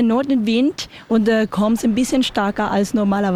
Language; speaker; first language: German; non-native, learner; Spanish